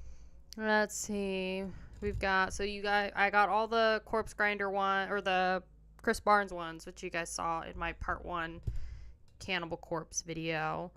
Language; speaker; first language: English; native; English